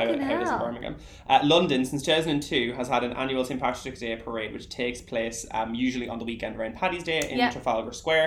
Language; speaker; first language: English; native; English